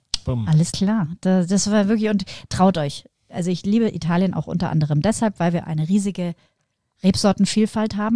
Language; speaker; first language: German; native; German